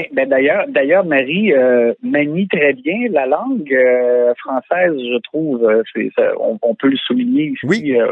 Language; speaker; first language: French; native; French